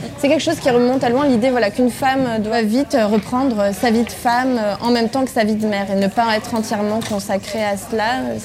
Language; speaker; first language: French; native; French